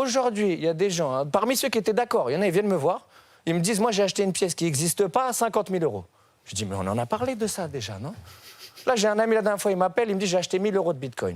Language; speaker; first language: French; native; French